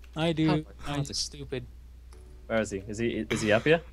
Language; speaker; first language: English; native; English